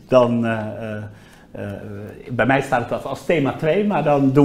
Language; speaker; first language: Dutch; native; Dutch